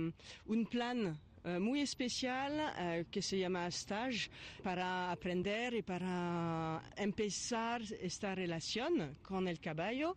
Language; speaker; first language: Spanish; non-native, fluent; French